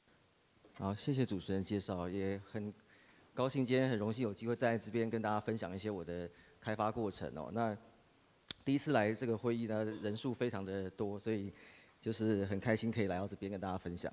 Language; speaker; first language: Chinese; native; Chinese